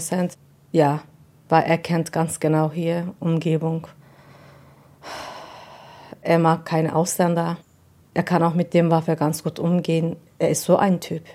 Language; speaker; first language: German; non-native, learner; Turkish